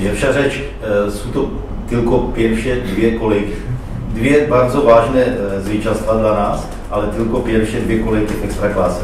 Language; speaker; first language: Polish; non-native, learner; Czech